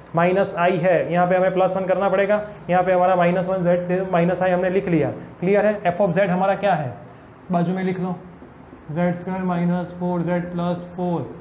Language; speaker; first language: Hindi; non-native, local second language; Gujarati